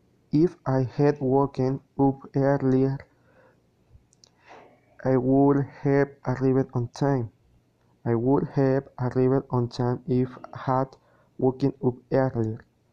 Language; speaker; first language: English; non-native, learner; Spanish